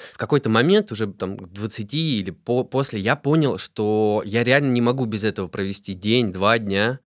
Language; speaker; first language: Russian; native; Russian